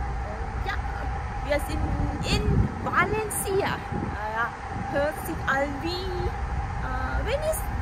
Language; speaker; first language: German; non-native, learner; Thai